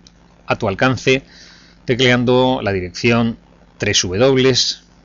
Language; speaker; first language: Spanish; native; Spanish